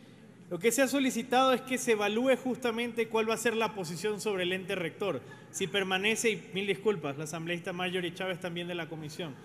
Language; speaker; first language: Spanish; native; Spanish